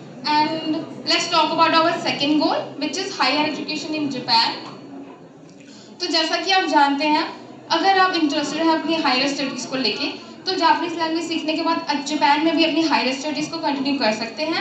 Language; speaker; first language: Hindi; native; Hindi